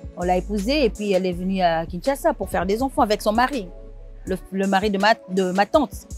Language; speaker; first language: French; non-native, local second language; Lingala